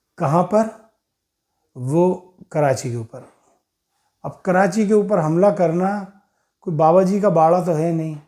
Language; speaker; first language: Urdu; native; Urdu